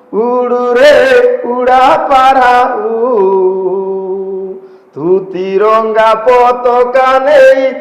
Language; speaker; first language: Hindi; non-native, local second language; Odia